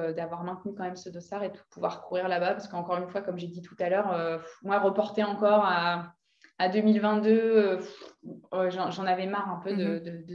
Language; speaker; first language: French; native; French